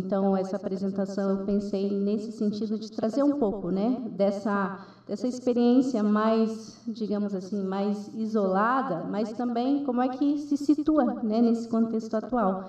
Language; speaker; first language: Portuguese; non-native, local second language; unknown